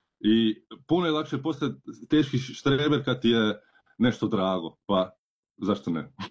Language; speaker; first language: Serbian; early bilingual, heritage; Croatian